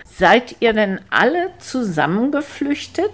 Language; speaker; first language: German; native; German